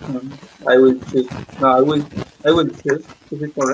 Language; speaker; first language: English; non-native, learner; Spanish